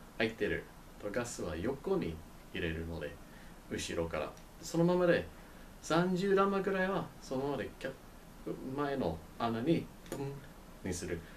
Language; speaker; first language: Japanese; non-native, learner; English